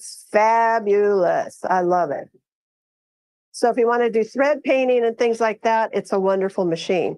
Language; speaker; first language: English; native; English